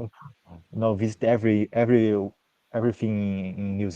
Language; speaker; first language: English; non-native, learner; Portuguese